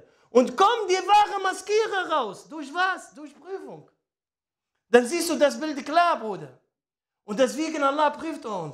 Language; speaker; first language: German; non-native, fluent; Arabic